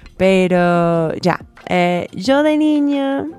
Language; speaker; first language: Spanish; non-native, fluent; English